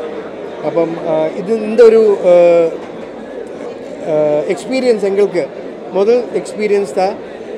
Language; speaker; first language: Tamil; non-native, learner; Malayalam